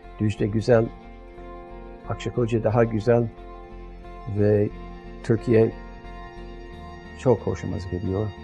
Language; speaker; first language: Turkish; non-native, fluent; English